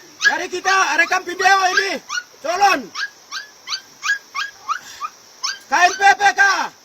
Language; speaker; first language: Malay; non-native, local second language; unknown